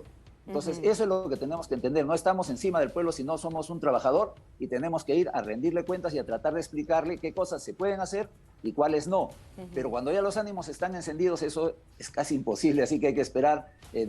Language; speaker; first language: Spanish; native; Spanish